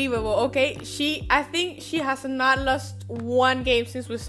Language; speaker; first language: English; non-native, fluent; Spanish